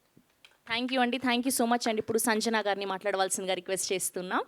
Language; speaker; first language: Telugu; native; Telugu